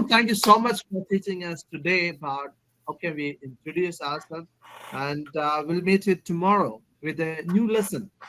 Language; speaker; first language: English; non-native, local second language; Malayalam